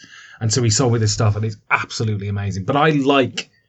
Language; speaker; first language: English; native; English